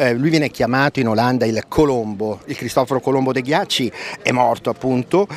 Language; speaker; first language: Italian; native; Italian